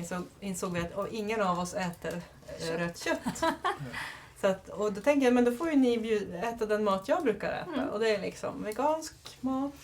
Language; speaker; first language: Swedish; native; Swedish